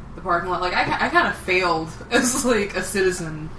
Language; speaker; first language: English; native; English